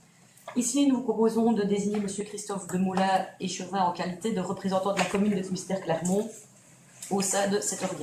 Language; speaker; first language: French; native; French